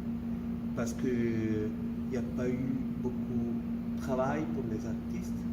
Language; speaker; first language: French; non-native, fluent; Italian